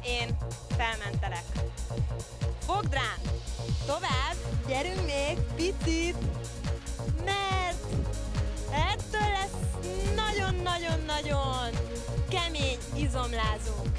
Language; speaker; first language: Hungarian; native; Hungarian